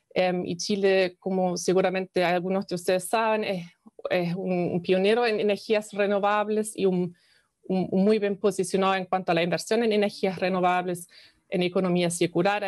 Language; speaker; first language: Spanish; non-native, fluent; German